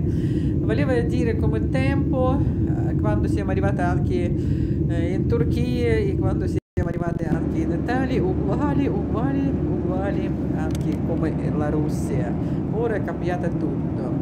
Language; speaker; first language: Italian; non-native, learner; Russian